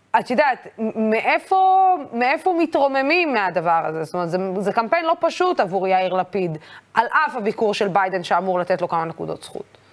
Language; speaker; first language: Hebrew; non-native, local second language; Arabic